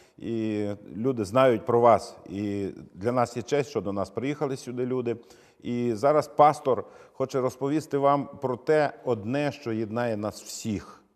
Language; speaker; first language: Ukrainian; native; Ukrainian